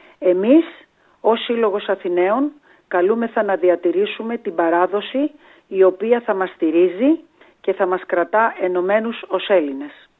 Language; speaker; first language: Greek; native; Greek